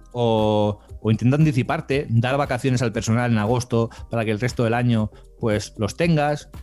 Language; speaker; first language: Spanish; native; Spanish